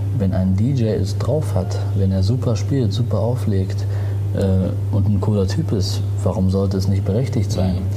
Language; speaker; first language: German; early bilingual, other home language; Arabic